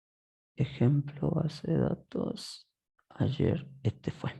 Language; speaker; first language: Spanish; native; Spanish